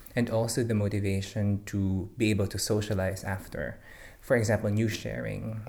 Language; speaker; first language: English; non-native, local second language; Filipino